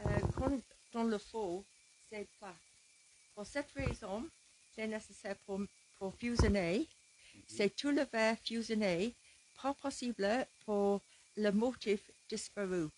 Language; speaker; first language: French; non-native, learner; English